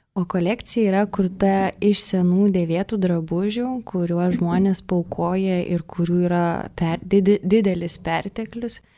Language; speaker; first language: Lithuanian; early bilingual, heritage; Russian